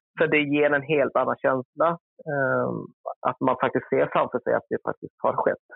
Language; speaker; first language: Swedish; early bilingual, other home language; Vietnamese